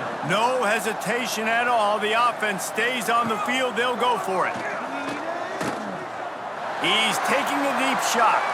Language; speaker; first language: English; native; English